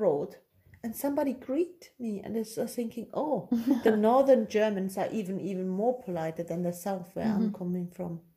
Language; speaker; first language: English; non-native, fluent; German